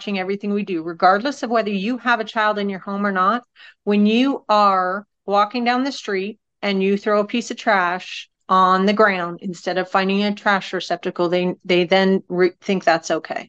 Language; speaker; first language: English; native; English